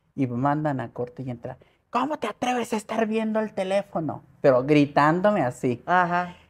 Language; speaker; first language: Spanish; native; Spanish